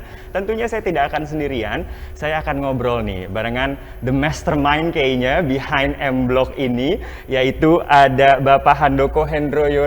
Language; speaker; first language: Indonesian; native; Indonesian